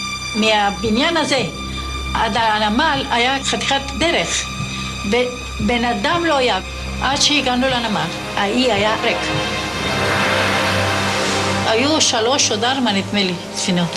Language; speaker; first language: Hebrew; non-native, fluent; Ladino